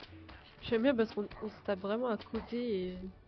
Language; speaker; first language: French; native; French